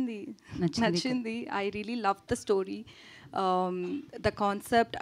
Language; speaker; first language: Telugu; non-native, local second language; Tamil